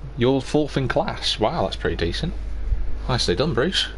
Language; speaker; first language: English; native; English